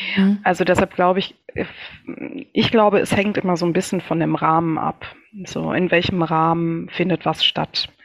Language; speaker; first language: German; early bilingual, other home language; Kinyarwanda